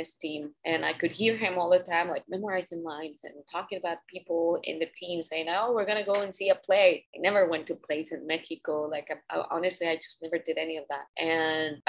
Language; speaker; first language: English; non-native, fluent; Spanish